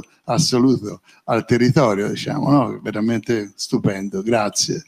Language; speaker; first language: Italian; native; Italian